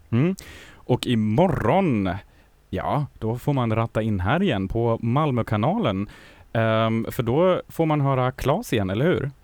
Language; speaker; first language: Swedish; non-native, fluent; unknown